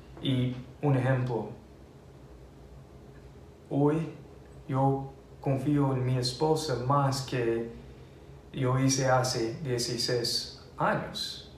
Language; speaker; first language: Spanish; non-native, fluent; English